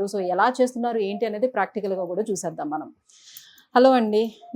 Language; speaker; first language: Telugu; native; Telugu